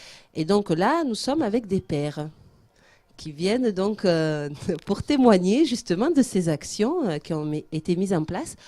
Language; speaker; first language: French; native; French